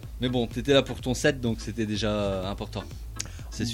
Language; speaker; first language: French; native; French